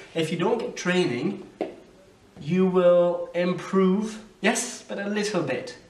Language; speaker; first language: English; native; English